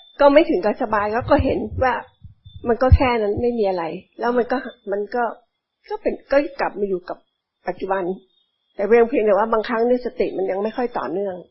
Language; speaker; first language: Thai; native; Thai